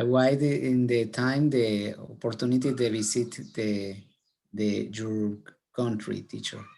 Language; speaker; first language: English; non-native, learner; Spanish